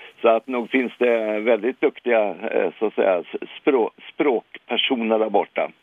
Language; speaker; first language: Swedish; native; Swedish